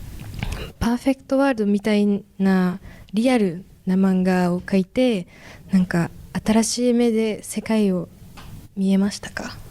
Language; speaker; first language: Japanese; non-native, fluent; French